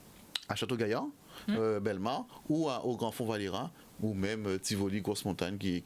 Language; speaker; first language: French; native; French